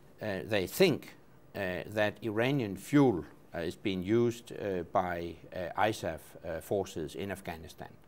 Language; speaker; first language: English; non-native, fluent; Danish